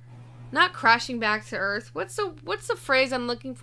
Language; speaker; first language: English; native; English